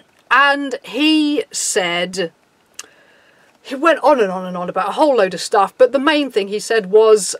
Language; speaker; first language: English; native; English